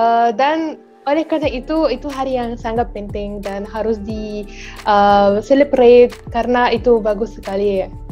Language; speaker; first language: Indonesian; non-native, fluent; Arabic